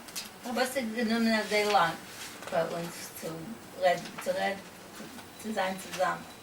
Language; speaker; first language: German; non-native, learner; Yiddish